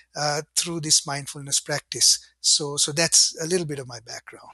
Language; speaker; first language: English; non-native, local second language; Sinhala